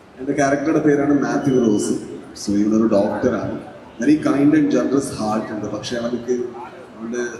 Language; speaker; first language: Malayalam; non-native, learner; Kannada